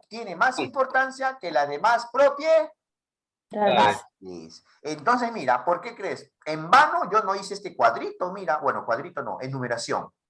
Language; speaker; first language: Spanish; native; Spanish